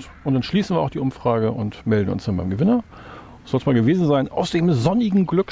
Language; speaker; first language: German; native; German